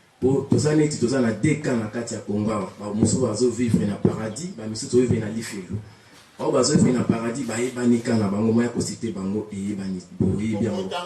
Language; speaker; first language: Lingala; non-native, local second language; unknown